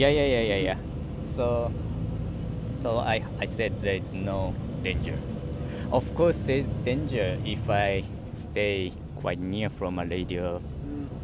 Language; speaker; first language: English; non-native, learner; Japanese